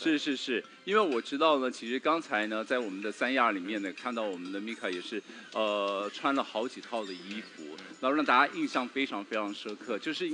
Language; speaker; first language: Chinese; native; Chinese